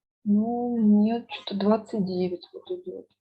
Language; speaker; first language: Russian; native; Russian